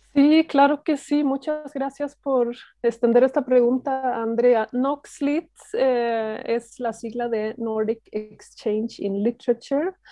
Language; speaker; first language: Spanish; non-native, fluent; Swedish